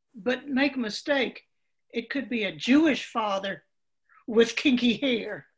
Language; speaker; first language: English; native; English